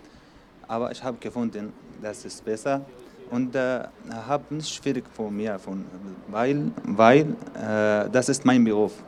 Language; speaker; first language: German; non-native, learner; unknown